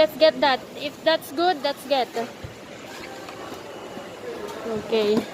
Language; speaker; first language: English; non-native, local second language; Filipino